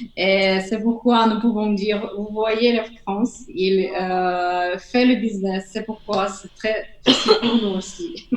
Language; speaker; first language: French; non-native, learner; Russian